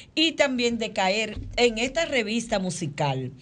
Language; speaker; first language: Spanish; early bilingual, heritage; Spanish